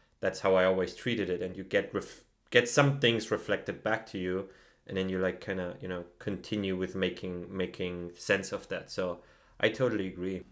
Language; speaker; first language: English; non-native, fluent; German